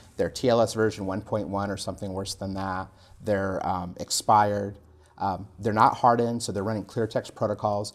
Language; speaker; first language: English; native; English